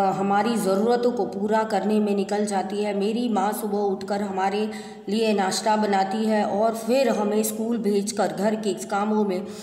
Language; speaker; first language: Hindi; non-native, local second language; Gujarati